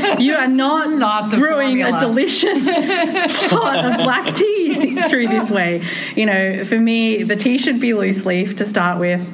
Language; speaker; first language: English; native; English